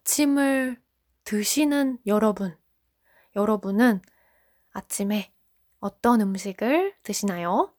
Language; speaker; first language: Korean; non-native, fluent; Japanese